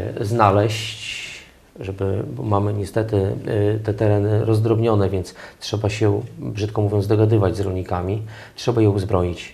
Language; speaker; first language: Polish; native; Polish